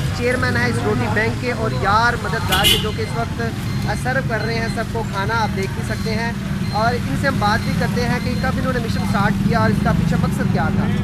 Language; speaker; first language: Urdu; non-native, local second language; Punjabi